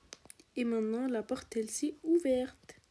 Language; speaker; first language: French; native; French